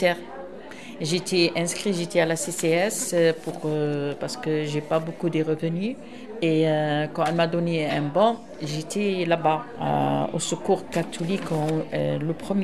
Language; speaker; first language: French; non-native, local second language; Arabic